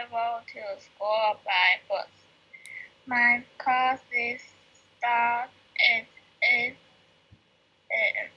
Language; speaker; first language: English; non-native, learner; Chinese